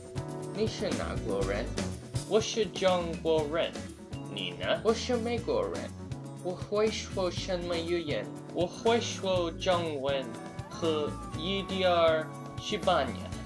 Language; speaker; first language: Chinese; non-native, learner; English